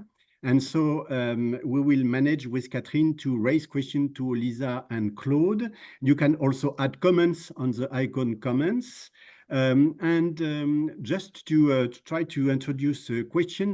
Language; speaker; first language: English; non-native, fluent; French